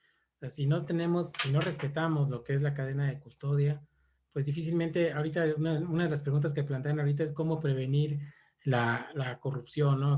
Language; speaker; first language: Spanish; native; Spanish